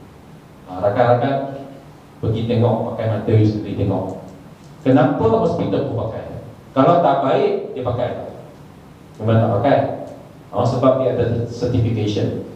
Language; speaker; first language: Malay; non-native, local second language; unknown